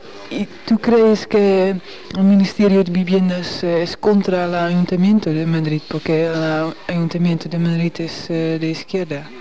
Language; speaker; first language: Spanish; non-native, learner; Dutch